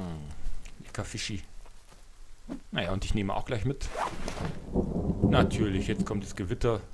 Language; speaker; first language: German; native; German